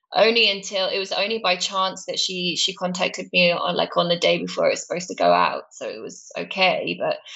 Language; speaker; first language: English; native; English